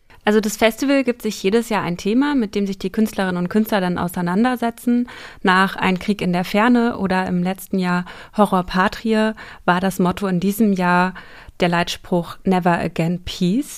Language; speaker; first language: German; native; German